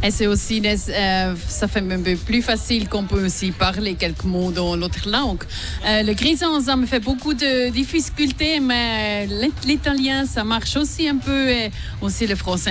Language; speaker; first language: French; non-native, local second language; Swiss German